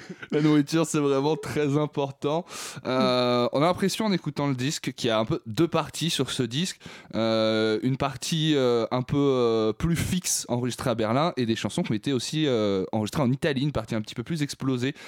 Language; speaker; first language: French; native; French